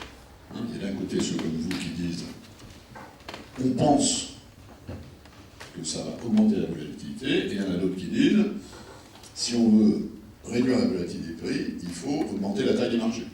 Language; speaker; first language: French; native; French